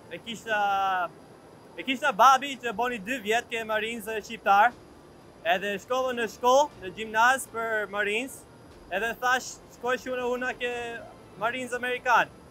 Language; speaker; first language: Albanian; early bilingual, heritage; Albanian